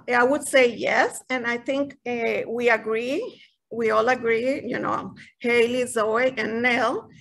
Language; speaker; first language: English; non-native, fluent; Spanish